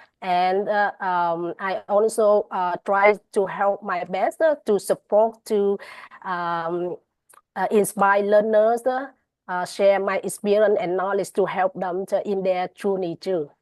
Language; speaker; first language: English; non-native, fluent; Vietnamese